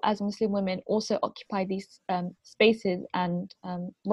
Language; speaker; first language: English; non-native, local second language; Arabic